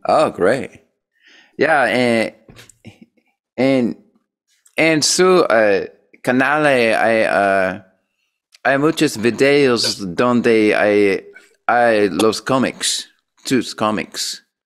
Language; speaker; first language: Spanish; non-native, learner; English